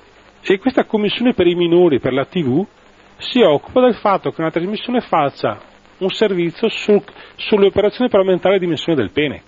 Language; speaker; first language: Italian; native; Italian